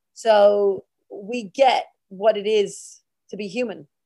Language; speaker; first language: English; native; English